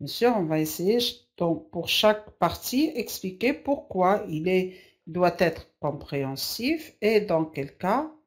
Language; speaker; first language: French; non-native, local second language; Arabic